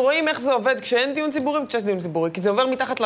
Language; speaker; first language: Hebrew; native; Hebrew